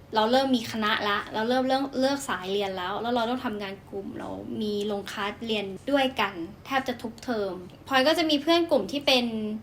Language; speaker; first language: Thai; native; Thai